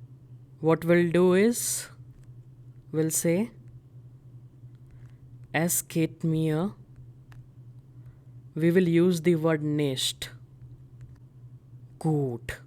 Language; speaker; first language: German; non-native, fluent; Hindi